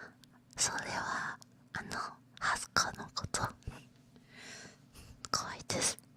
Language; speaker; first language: Japanese; non-native, learner; Chinese